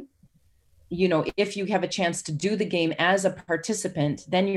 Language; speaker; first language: English; native; English